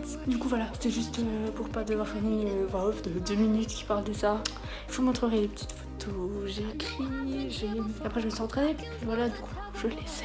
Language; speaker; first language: French; native; French